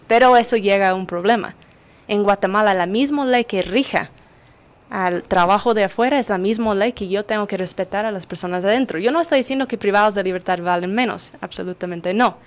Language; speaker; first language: Spanish; non-native, fluent; English